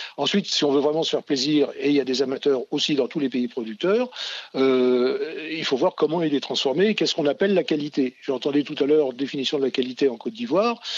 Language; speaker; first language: French; native; French